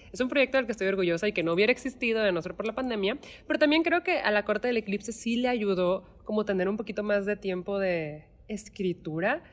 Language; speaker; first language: Spanish; native; Spanish